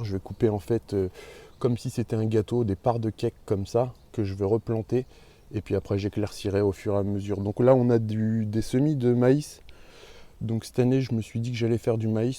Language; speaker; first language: French; native; French